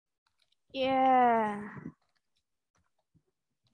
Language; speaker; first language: English; non-native, learner; Vietnamese